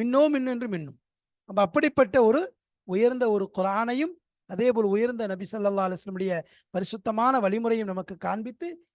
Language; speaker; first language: Tamil; native; Tamil